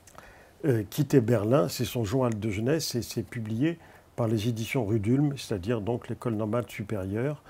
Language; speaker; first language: French; native; French